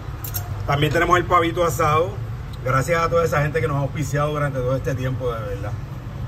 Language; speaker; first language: Spanish; native; Spanish